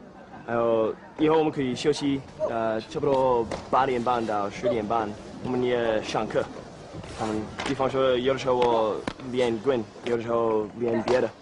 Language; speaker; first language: Chinese; non-native, learner; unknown